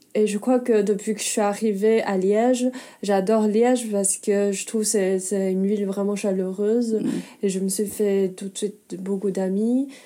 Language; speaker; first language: French; non-native, fluent; Chinese